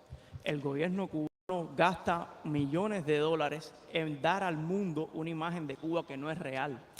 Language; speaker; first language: Spanish; native; Spanish